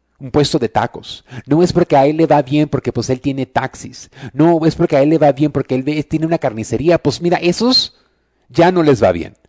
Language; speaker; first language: Spanish; early bilingual, heritage; Spanish